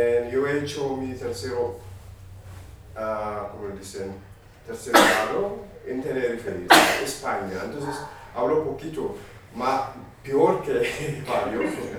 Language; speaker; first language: Spanish; non-native, learner; Amharic